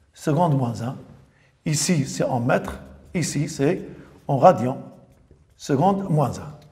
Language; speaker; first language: French; non-native, local second language; Arabic